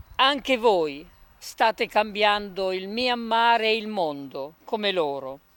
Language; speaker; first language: Italian; native; Italian